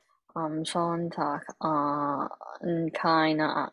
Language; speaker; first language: German; non-native, learner; Chinese